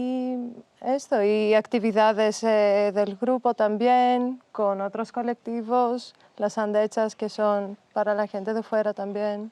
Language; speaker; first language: Spanish; non-native, fluent; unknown